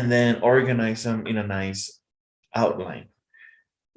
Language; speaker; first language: English; non-native, fluent; Spanish